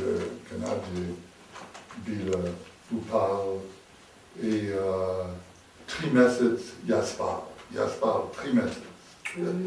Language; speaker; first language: Russian; non-native, learner; English